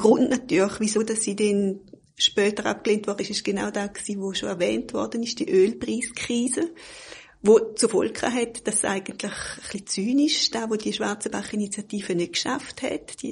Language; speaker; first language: German; native; German